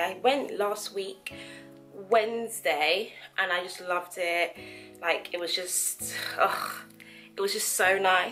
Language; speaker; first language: English; native; English